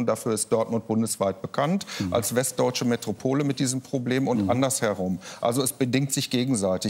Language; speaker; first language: German; native; German